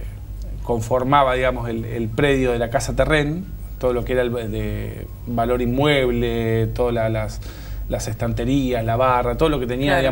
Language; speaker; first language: Spanish; native; Spanish